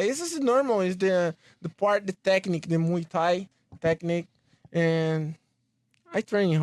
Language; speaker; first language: English; non-native, learner; Portuguese